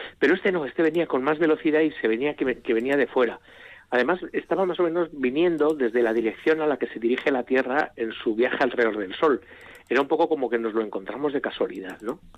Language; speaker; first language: Spanish; native; Spanish